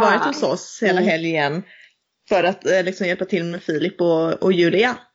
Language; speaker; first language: Swedish; native; Swedish